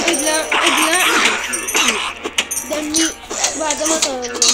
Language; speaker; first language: Arabic; native; Arabic